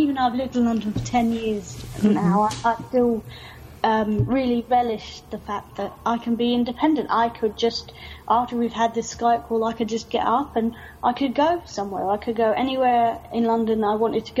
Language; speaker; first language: English; native; English